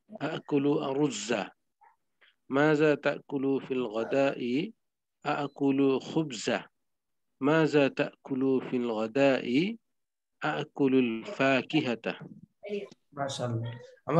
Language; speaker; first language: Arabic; non-native, learner; Bangla